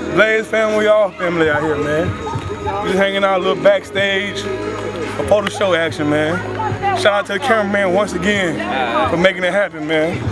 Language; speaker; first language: English; native; English